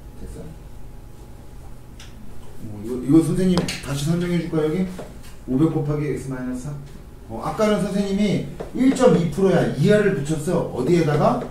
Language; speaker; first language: Korean; native; Korean